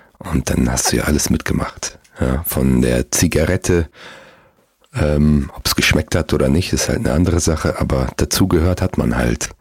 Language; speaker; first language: German; early bilingual, other home language; Russian